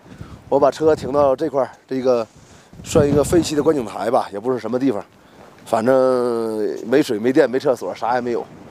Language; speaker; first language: Chinese; native; Chinese